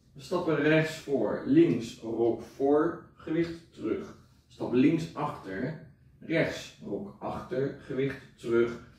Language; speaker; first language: Dutch; native; Dutch